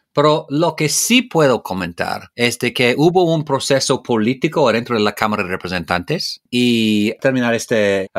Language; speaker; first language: Spanish; non-native, fluent; English